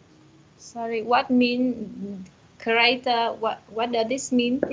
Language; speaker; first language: English; non-native, learner; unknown